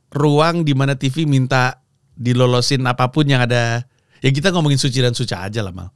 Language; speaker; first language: Indonesian; native; Indonesian